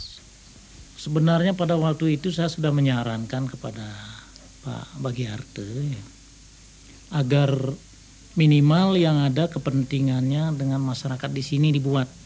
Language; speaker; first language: Indonesian; native; Indonesian